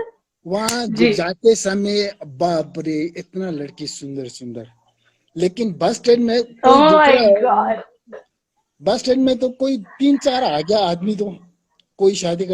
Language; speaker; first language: Hindi; non-native, local second language; Tibetan